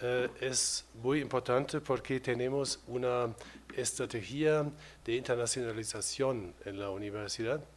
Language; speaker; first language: Spanish; non-native, fluent; German